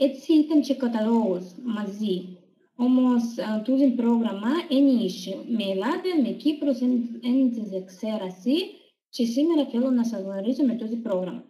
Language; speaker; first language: Greek; non-native, learner; Russian